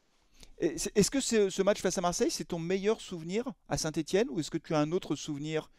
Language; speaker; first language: French; native; French